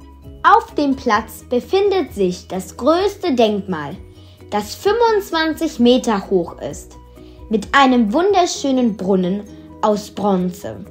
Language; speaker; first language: German; non-native, fluent; Macedonian